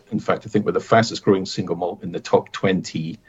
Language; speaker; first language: English; native; English